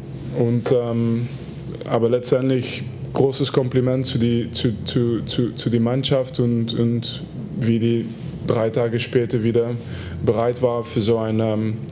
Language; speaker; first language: German; non-native, fluent; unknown